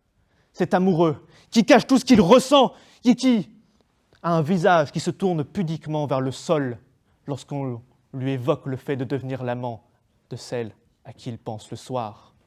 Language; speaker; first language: French; native; French